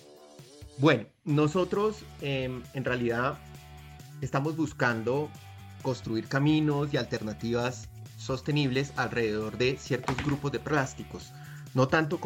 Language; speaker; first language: Spanish; native; Spanish